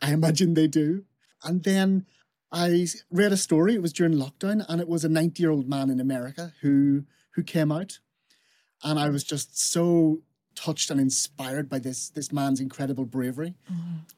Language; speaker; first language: English; native; English